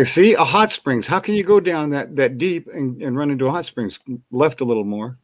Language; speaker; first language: English; native; English